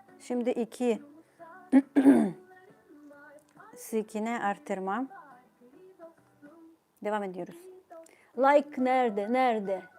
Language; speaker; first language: Turkish; non-native, fluent; Ukrainian